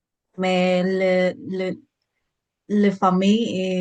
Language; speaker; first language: French; non-native, learner; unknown